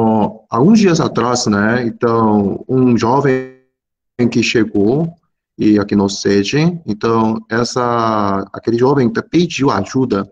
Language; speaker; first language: Portuguese; non-native, fluent; Korean